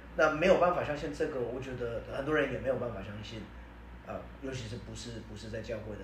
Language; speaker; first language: Chinese; early bilingual, heritage; Chinese